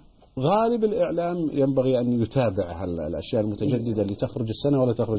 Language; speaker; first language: Arabic; native; Arabic